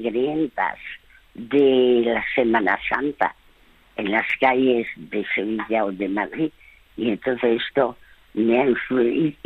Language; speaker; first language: Spanish; early bilingual, other home language; French